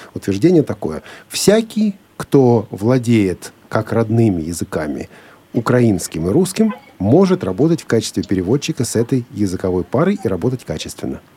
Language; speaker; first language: Russian; native; Russian